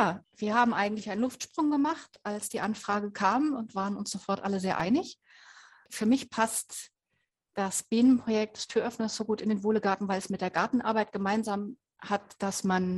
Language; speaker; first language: German; native; German